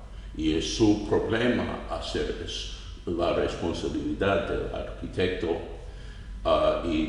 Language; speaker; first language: Spanish; non-native, fluent; English